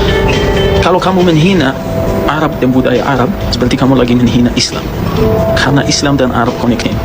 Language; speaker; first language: Indonesian; non-native, fluent; Arabic